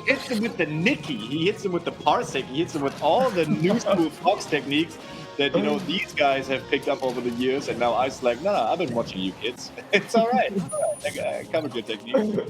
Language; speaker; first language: English; non-native, fluent; German